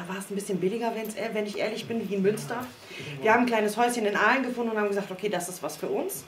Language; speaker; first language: German; early bilingual, other home language; Croatian